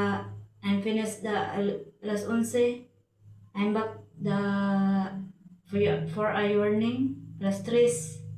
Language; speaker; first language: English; non-native, local second language; Filipino